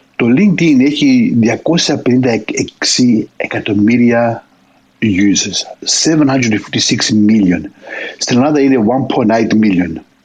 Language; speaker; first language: Greek; early bilingual, heritage; Greek